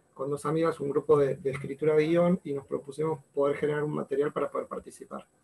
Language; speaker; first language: Spanish; native; Spanish